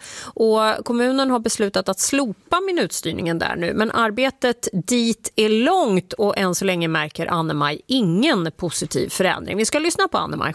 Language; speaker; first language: Swedish; native; Swedish